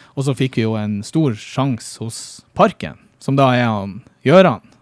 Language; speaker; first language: Norwegian; native; Norwegian